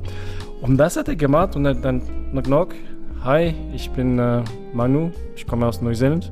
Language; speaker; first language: German; non-native, fluent; French